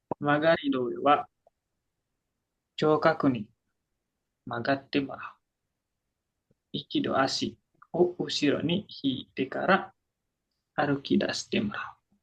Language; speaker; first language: Japanese; non-native, learner; Indonesian